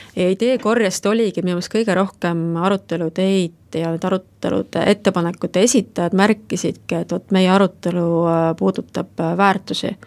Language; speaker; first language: Estonian; native; Estonian